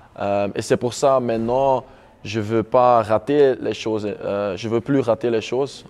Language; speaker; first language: French; non-native, local second language; Dutch